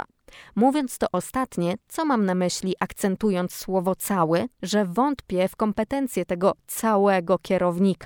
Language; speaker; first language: Polish; native; Polish